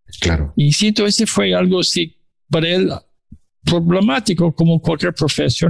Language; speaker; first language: Spanish; non-native, learner; English